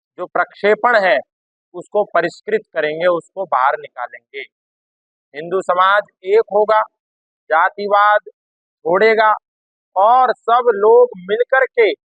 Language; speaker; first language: Hindi; native; Hindi